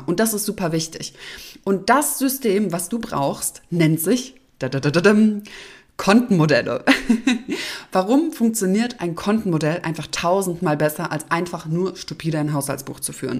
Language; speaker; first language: German; native; German